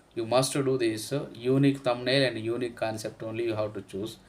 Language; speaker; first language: English; non-native, local second language; Telugu